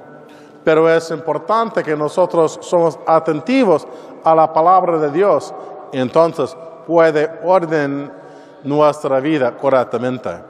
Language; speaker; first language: Spanish; non-native, learner; English